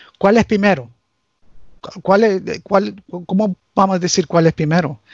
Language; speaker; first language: Spanish; early bilingual, heritage; English